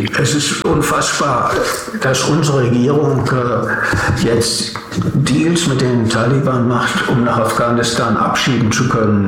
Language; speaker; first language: German; native; German